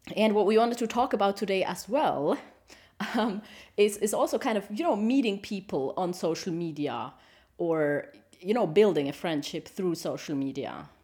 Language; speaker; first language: English; non-native, fluent; German